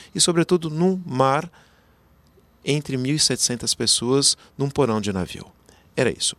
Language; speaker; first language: Portuguese; native; Portuguese